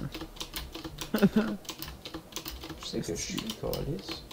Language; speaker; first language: French; native; French